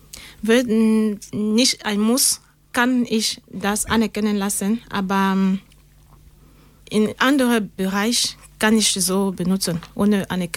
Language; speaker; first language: German; non-native, learner; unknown